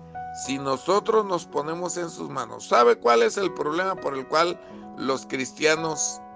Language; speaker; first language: Spanish; native; Spanish